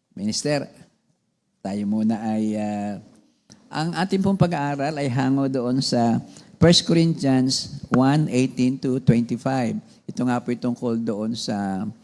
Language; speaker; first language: Filipino; native; Filipino